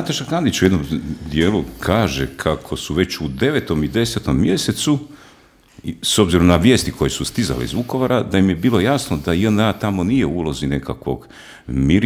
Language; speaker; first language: Croatian; native; Croatian